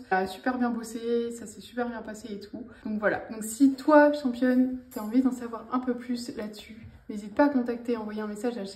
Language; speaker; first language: French; native; French